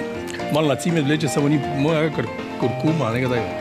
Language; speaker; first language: Slovenian; native; Slovenian